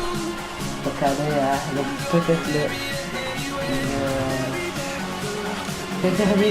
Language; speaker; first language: French; native; French